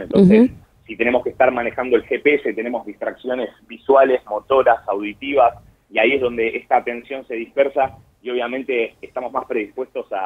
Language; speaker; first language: Spanish; native; Spanish